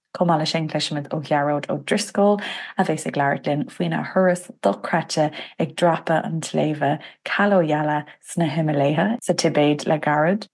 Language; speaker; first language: Irish; non-native, local second language; English